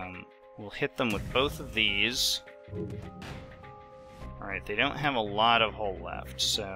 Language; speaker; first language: English; native; English